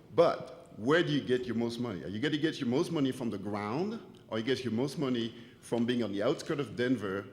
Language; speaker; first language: English; non-native, fluent; French